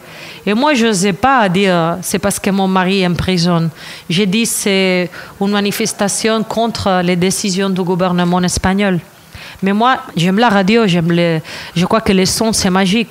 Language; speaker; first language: French; non-native, fluent; Catalan